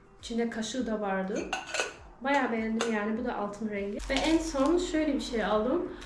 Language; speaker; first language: Turkish; early bilingual, heritage; Turkish